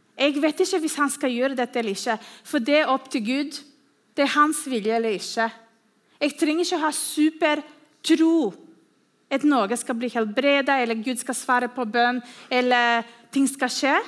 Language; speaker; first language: Norwegian; non-native, fluent; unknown